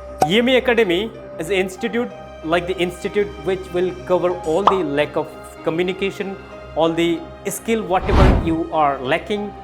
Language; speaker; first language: English; non-native, local second language; Bangla